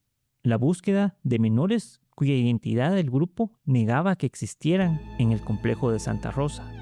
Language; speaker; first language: Spanish; native; Spanish